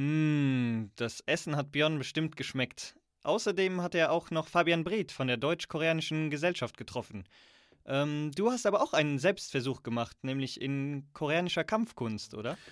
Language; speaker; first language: German; native; German